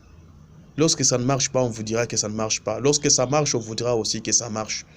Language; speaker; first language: French; non-native, local second language; Luba-Lulua